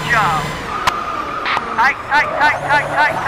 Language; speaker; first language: English; native; English